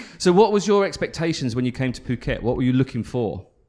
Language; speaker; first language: English; native; English